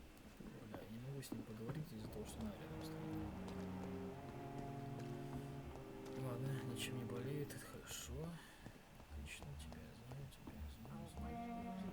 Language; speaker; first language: Russian; native; Russian